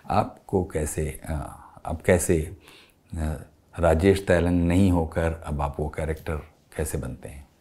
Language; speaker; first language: Hindi; native; Hindi